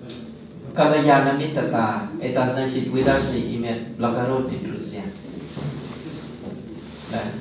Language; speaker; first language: Russian; non-native, learner; Thai